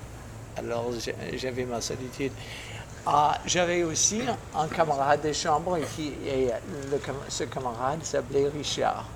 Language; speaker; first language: French; non-native, fluent; English